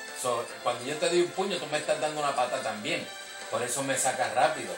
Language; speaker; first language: Spanish; native; Spanish